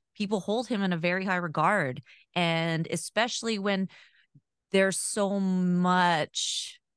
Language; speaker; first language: English; native; English